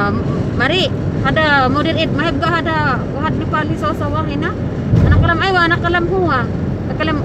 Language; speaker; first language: Arabic; non-native, learner; Filipino